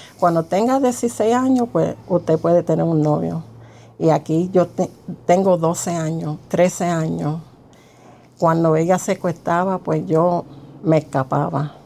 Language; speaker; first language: Spanish; early bilingual, heritage; Spanish